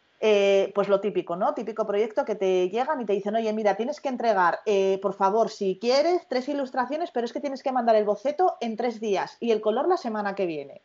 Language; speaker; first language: Spanish; native; Spanish